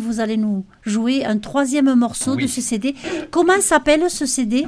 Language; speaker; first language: French; native; French